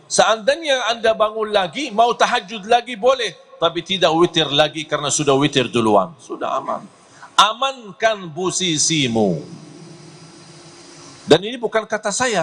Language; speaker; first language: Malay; non-native, fluent; Arabic